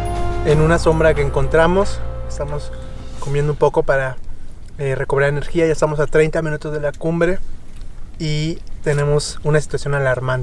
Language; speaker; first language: Spanish; native; Spanish